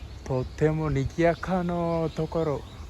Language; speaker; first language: Japanese; non-native, learner; Sinhala